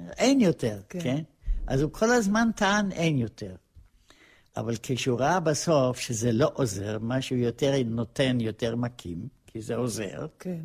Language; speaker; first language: Hebrew; non-native, fluent; Polish